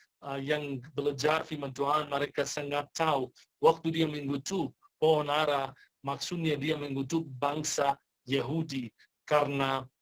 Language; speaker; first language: Indonesian; non-native, fluent; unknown